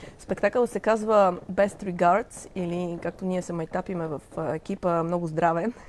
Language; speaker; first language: Bulgarian; native; Bulgarian